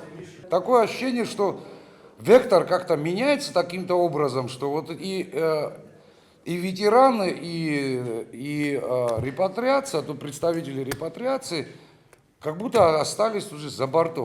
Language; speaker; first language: Russian; native; Russian